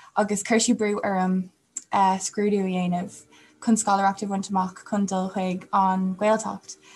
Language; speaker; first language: Irish; non-native, local second language; English